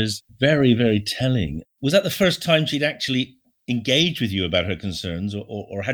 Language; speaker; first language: English; native; English